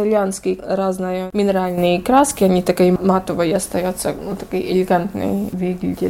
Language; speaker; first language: Russian; non-native, local second language; Latvian